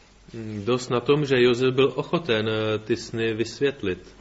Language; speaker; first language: Czech; native; Czech